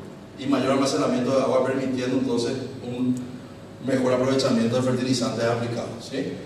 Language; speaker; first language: Spanish; native; Spanish